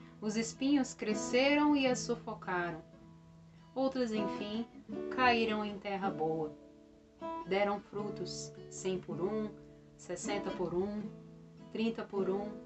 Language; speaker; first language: Portuguese; native; Portuguese